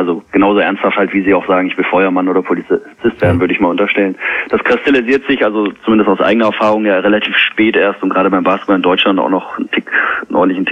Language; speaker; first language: German; native; German